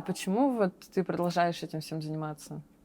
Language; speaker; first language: Russian; native; Russian